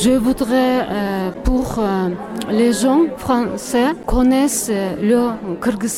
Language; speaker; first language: French; non-native, learner; Kyrgyz